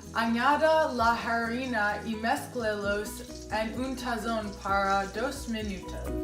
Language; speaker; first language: Spanish; non-native, learner; English